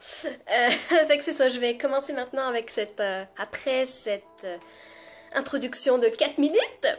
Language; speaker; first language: French; native; French